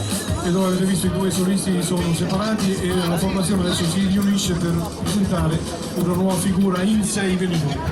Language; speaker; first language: Italian; native; Italian